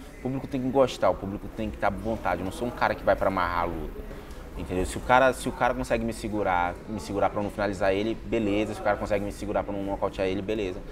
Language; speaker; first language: Portuguese; native; Portuguese